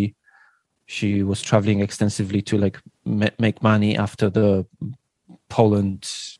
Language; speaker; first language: English; non-native, fluent; Polish